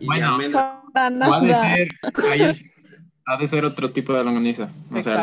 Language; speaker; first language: Spanish; native; Spanish